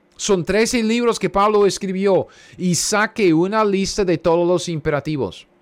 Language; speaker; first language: Spanish; non-native, fluent; English